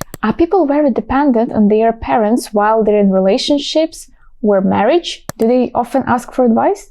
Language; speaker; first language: English; non-native, fluent; Ukrainian